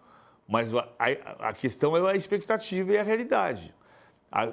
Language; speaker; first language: Portuguese; native; Portuguese